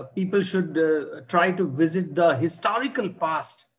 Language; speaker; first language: English; non-native, local second language; Hindi